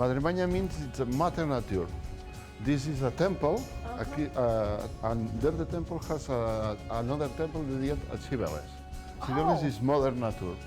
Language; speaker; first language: English; non-native, learner; Catalan